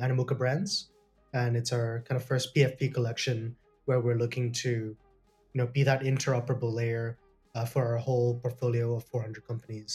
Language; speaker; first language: English; non-native, local second language; Cantonese